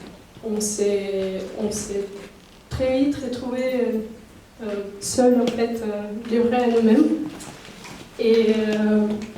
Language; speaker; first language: French; non-native, fluent; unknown